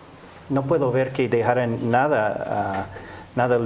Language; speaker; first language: Spanish; non-native, fluent; English